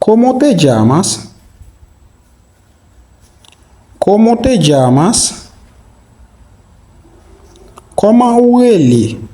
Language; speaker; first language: Spanish; non-native, fluent; Haitian Creole